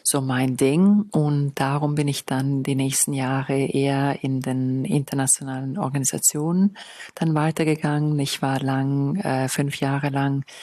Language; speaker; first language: German; non-native, local second language; Italian